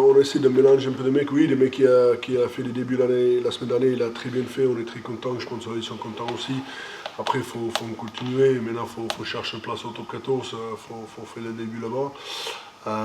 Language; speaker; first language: French; non-native, fluent; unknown